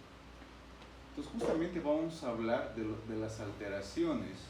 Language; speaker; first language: Spanish; native; Spanish